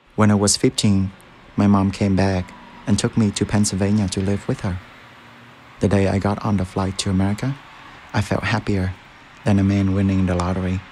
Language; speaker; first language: English; early bilingual, other home language; Vietnamese